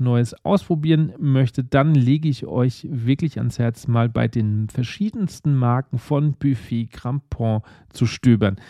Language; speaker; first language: German; native; German